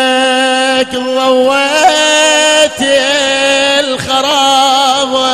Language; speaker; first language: Arabic; native; Arabic